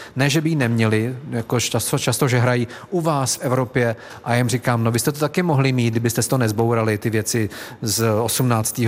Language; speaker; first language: Czech; native; Czech